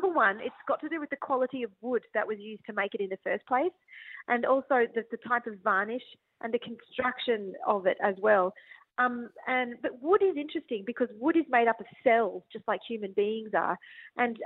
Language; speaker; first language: English; native; English